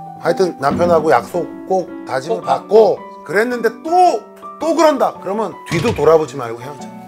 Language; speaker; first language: Korean; native; Korean